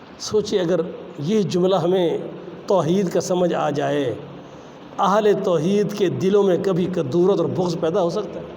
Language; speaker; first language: Urdu; non-native, local second language; Punjabi